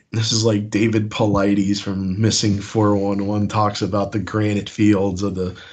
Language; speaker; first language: English; native; English